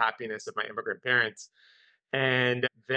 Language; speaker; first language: English; non-native, local second language; Urdu